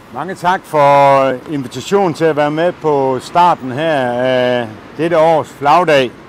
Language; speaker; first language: Danish; native; Danish